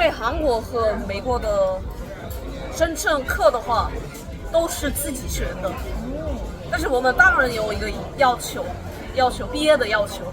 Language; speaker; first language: Chinese; non-native, learner; Korean